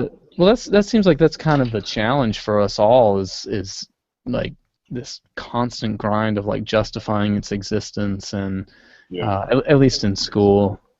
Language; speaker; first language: English; native; English